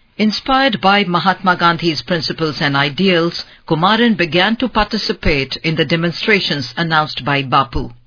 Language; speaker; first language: English; non-native, local second language; Hindi